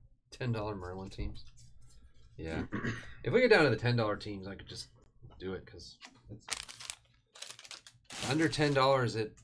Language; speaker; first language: English; native; English